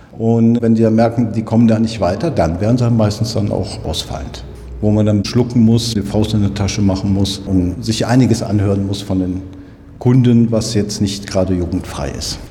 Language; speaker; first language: German; native; German